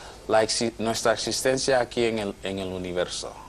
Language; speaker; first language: Spanish; non-native, fluent; English